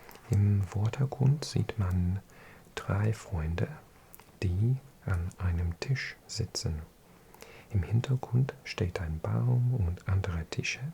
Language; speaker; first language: German; non-native, learner; English